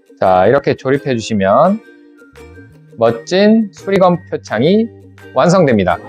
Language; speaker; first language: Korean; native; Korean